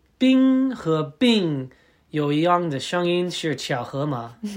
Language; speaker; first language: Chinese; non-native, learner; English